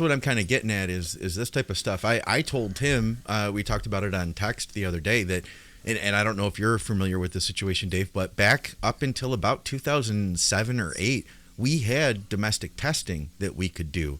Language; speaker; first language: English; native; English